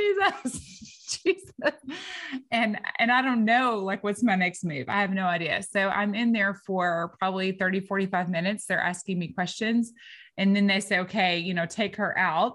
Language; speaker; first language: English; native; English